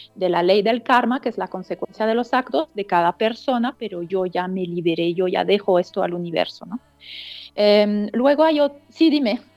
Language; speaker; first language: Spanish; non-native, fluent; French